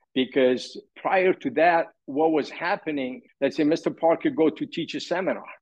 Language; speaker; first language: English; early bilingual, other home language; Persian